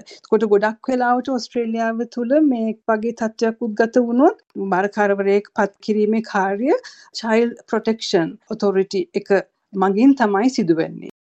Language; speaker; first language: Sinhala; native; Sinhala